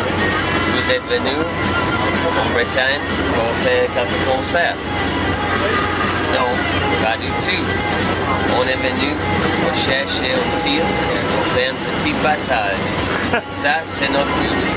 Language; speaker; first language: French; non-native, learner; English